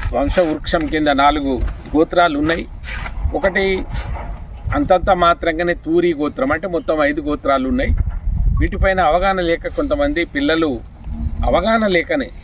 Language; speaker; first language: Telugu; non-native, local second language; Lambadi